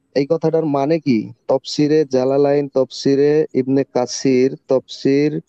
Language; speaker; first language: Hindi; non-native, local second language; Bangla